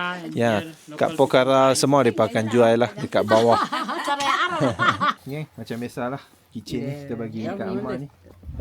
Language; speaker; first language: Malay; native; Malay